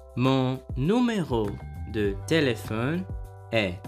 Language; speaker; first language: French; non-native, fluent; Portuguese